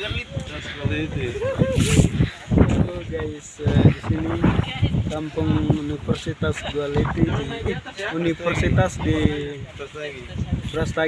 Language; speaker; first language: Indonesian; non-native, local second language; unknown